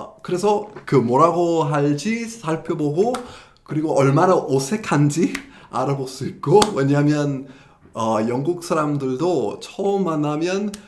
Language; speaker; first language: Korean; non-native, fluent; English